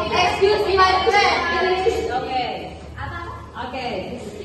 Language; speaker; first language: English; non-native, learner; Indonesian